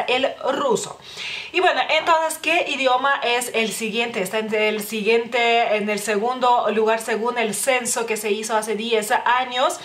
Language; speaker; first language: Spanish; non-native, fluent; Lithuanian